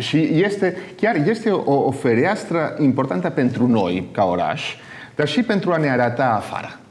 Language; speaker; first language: Romanian; non-native, fluent; Catalan